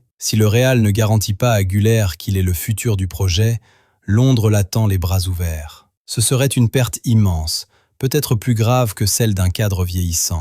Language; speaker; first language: French; native; French